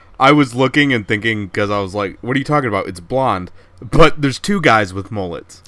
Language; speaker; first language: English; native; English